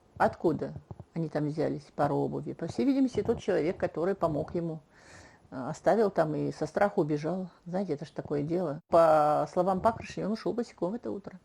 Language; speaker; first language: Russian; non-native, local second language; Chuvash